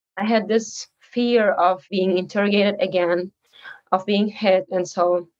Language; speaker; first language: English; early bilingual, other home language; Uzbek